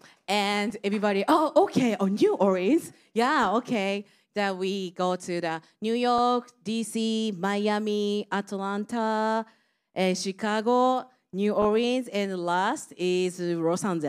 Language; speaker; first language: English; non-native, learner; Japanese